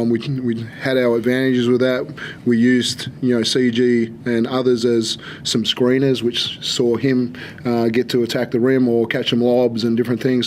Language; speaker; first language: English; native; English